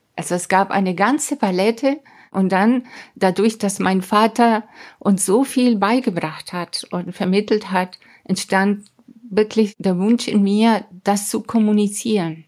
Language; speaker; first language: German; non-native, fluent; Spanish